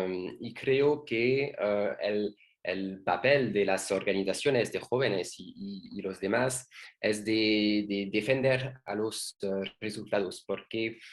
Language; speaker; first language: Spanish; non-native, learner; French